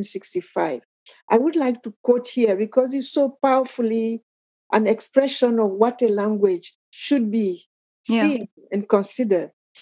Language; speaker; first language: English; non-native, fluent; Akan